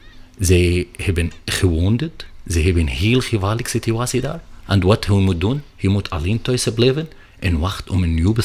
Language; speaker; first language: Dutch; non-native, learner; Arabic